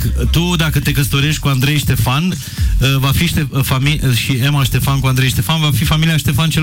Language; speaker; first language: Romanian; native; Romanian